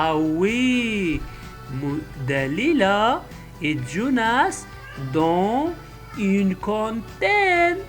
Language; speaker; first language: French; non-native, local second language; Arabic